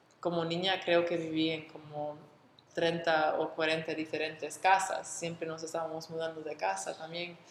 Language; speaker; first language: Spanish; early bilingual, other home language; English